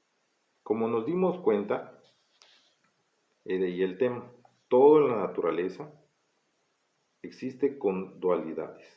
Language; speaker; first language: Spanish; native; Spanish